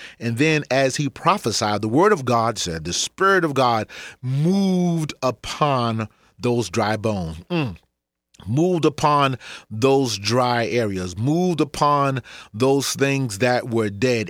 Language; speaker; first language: English; native; English